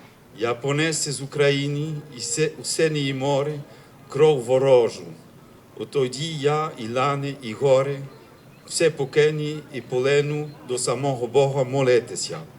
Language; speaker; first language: Ukrainian; non-native, learner; French